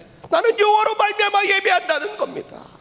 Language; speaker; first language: Korean; native; Korean